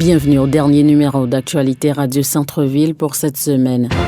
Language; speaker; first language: French; native; French